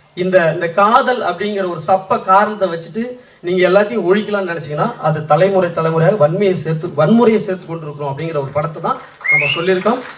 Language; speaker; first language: Tamil; native; Tamil